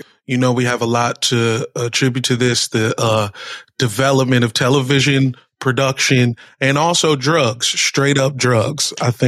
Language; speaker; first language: English; native; English